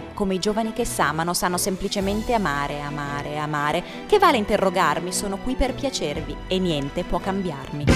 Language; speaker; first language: Italian; native; Italian